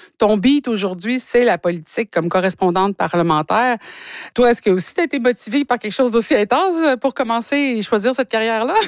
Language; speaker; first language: French; native; French